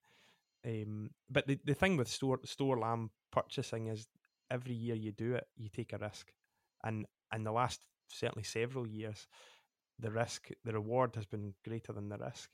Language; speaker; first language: English; native; English